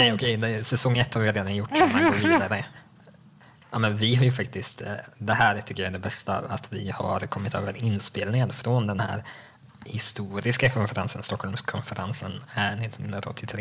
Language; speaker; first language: Swedish; native; Swedish